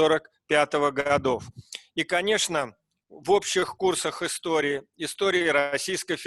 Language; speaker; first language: Russian; native; Russian